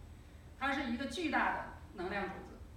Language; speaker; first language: Chinese; native; Chinese